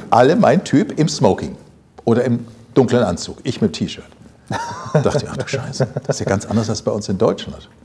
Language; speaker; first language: German; native; German